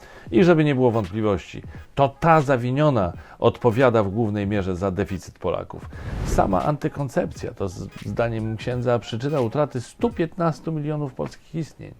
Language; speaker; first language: Polish; native; Polish